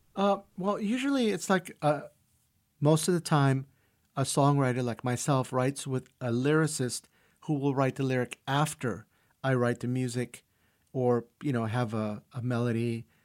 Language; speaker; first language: English; early bilingual, other home language; Russian